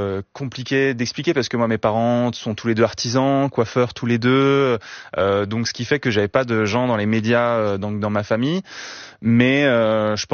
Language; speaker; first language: French; native; French